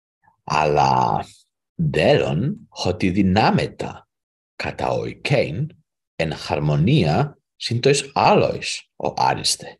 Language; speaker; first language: Greek; non-native, learner; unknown